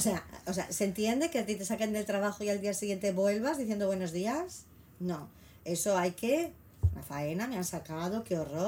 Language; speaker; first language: Spanish; native; Spanish